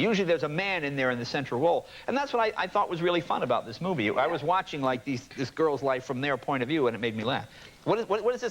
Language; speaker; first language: English; native; English